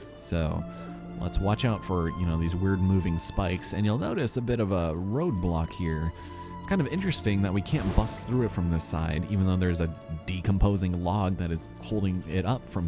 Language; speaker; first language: English; native; English